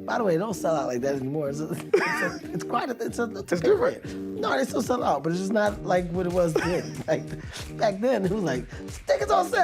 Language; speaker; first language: English; native; English